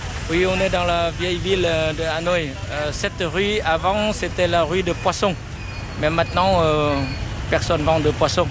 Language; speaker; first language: French; non-native, fluent; Vietnamese